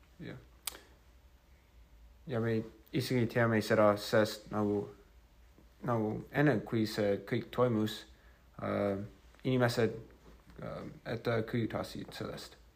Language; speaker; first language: Estonian; non-native, fluent; English